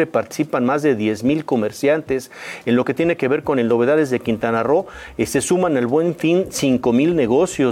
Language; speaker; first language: Spanish; native; Spanish